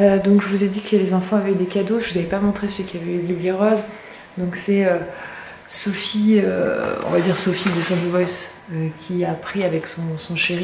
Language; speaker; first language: French; native; French